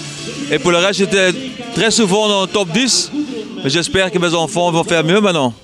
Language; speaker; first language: French; non-native, local second language; Dutch